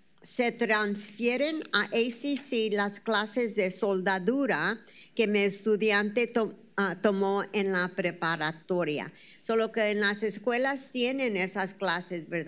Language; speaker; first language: Spanish; early bilingual, heritage; Spanish